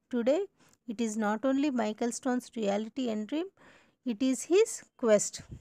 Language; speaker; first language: English; non-native, local second language; Telugu